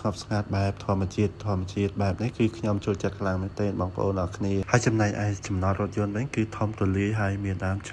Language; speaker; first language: Khmer; native; Khmer